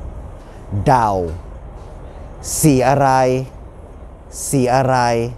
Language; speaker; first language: Thai; non-native, fluent; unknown